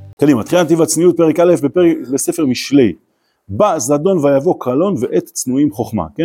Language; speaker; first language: Hebrew; native; Hebrew